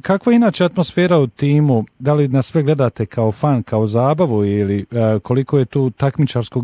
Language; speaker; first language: Serbian; native; Serbian